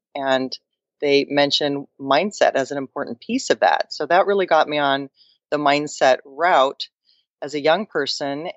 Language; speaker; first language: English; native; English